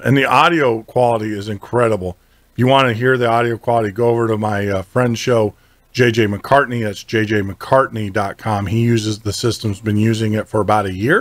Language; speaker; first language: English; native; English